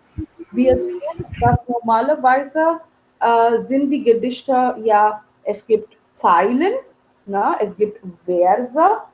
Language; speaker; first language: German; non-native, fluent; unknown